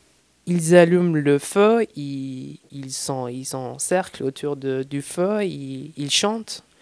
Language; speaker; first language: French; non-native, fluent; Persian